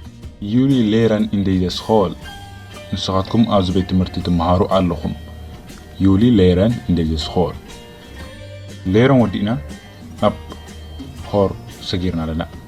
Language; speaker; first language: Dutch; non-native, fluent; Tigrinya